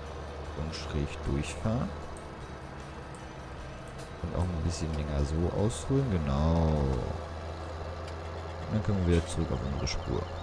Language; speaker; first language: German; native; German